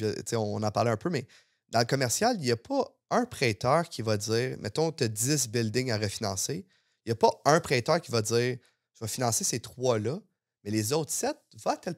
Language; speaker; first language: French; native; French